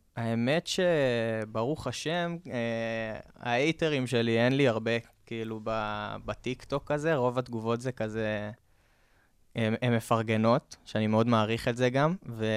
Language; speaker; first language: Hebrew; native; Hebrew